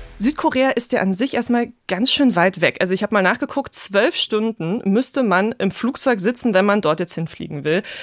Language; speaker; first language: German; native; German